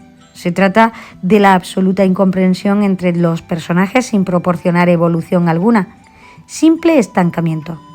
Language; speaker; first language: Spanish; native; Spanish